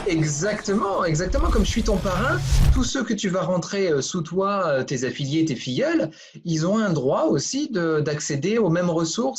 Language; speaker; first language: French; native; French